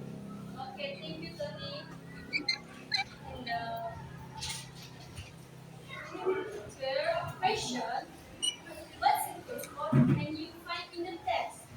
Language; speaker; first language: English; non-native, learner; Indonesian